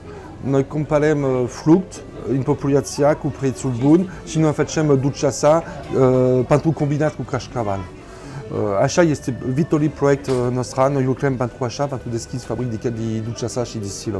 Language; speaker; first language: Romanian; non-native, learner; French